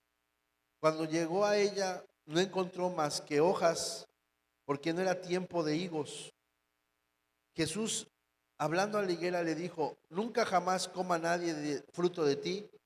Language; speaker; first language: Spanish; native; Spanish